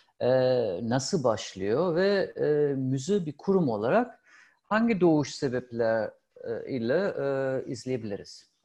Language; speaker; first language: Turkish; non-native, fluent; German